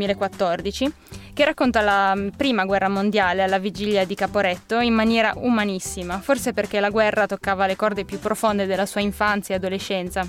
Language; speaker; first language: Italian; native; Italian